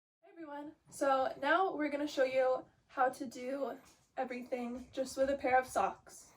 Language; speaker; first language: English; native; English